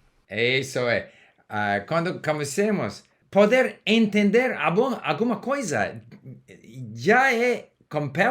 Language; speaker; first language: Portuguese; non-native, learner; English